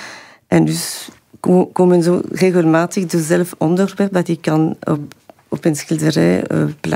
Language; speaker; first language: Dutch; non-native, fluent; French